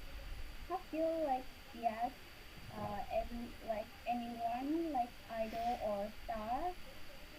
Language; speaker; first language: English; non-native, learner; Vietnamese